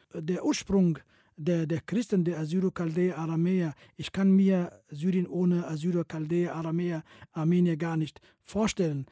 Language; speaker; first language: German; non-native, fluent; Kurdish